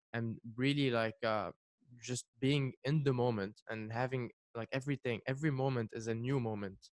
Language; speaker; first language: English; non-native, fluent; Arabic